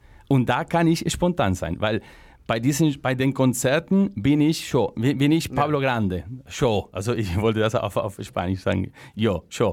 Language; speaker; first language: German; non-native, fluent; Spanish